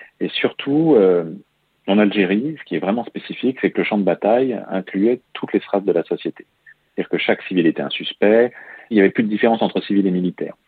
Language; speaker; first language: French; native; French